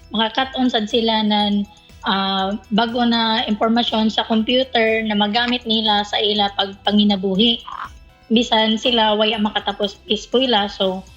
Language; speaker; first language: Cebuano; native; Cebuano